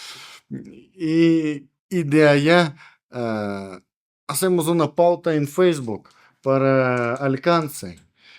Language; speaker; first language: Spanish; non-native, learner; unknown